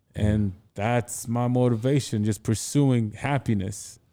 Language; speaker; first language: English; non-native, local second language; Igbo